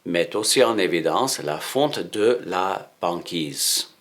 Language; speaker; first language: French; non-native, fluent; English